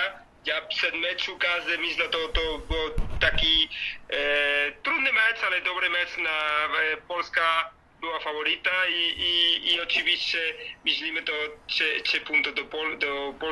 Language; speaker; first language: Polish; non-native, learner; Spanish